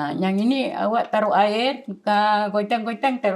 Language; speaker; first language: Malay; native; Malay